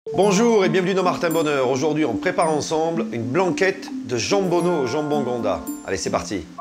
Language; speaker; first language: French; native; French